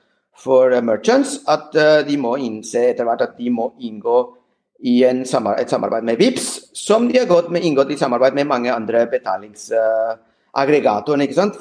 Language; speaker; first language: Norwegian; non-native, fluent; Spanish